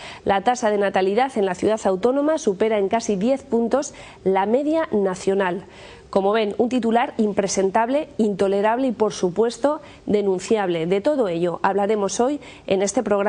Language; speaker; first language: Spanish; native; Spanish